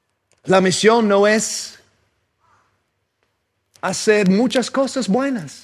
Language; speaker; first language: Spanish; non-native, fluent; English